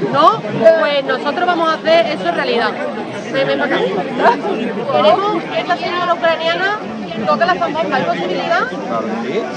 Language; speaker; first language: Spanish; native; Spanish